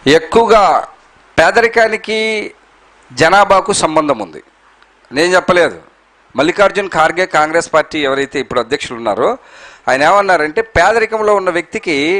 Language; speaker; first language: Telugu; non-native, local second language; Urdu